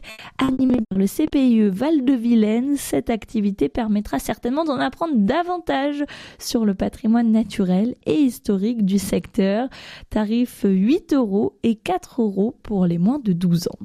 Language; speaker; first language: French; native; French